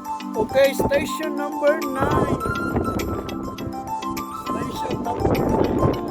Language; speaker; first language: English; non-native, learner; Thai